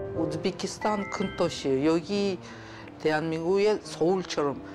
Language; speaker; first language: Korean; non-native, learner; Russian